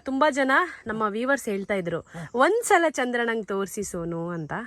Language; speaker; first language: Kannada; non-native, local second language; Tulu